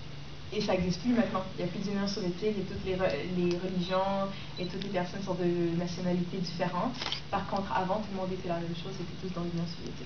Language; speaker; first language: French; non-native, fluent; Russian